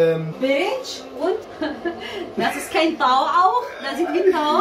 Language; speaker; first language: German; non-native, learner; Kurdish